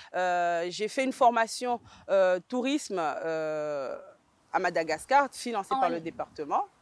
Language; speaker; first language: French; native; French